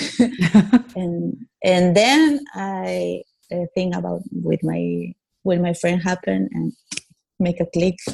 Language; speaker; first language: English; non-native, fluent; Italian